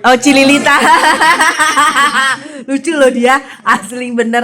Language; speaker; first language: Indonesian; native; Indonesian